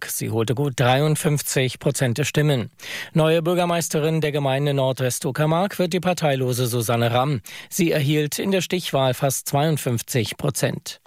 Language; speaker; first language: German; native; German